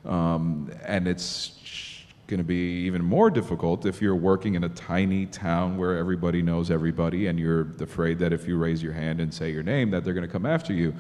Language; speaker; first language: English; native; English